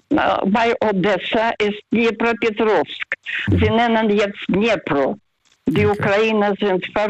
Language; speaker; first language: German; non-native, learner; Russian